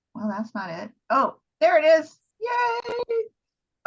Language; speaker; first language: English; native; English